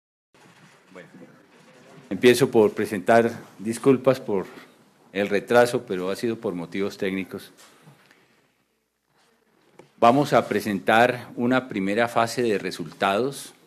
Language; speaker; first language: Spanish; native; Spanish